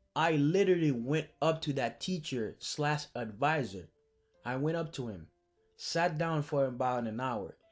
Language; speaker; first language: English; early bilingual, other home language; Haitian Creole